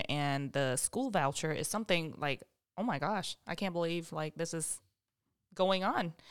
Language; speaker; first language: English; early bilingual, other home language; Vietnamese